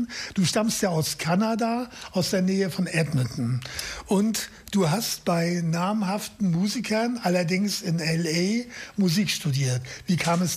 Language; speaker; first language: German; native; German